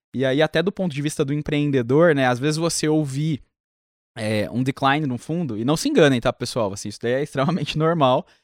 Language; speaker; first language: Portuguese; native; Portuguese